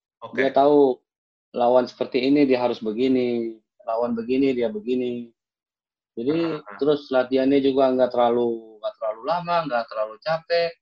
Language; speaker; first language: Indonesian; native; Indonesian